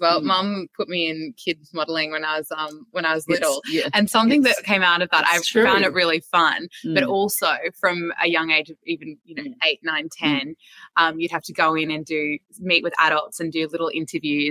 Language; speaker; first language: English; native; English